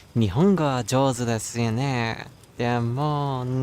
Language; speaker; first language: Japanese; non-native, learner; English